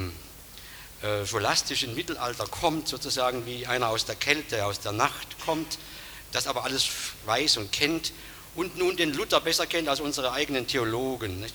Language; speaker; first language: German; native; German